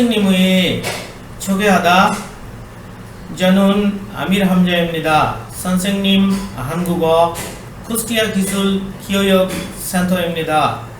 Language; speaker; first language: Korean; non-native, learner; Bangla